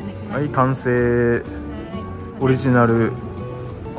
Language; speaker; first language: Japanese; native; Japanese